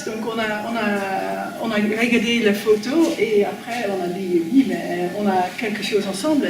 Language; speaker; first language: French; non-native, fluent; Dutch